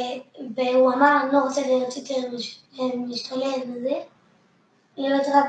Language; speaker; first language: Hebrew; early bilingual, other home language; French